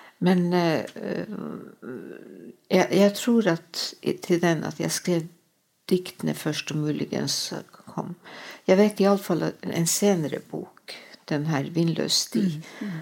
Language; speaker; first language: Norwegian; non-native, local second language; Northern Sami